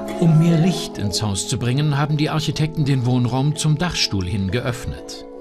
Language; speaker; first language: German; native; German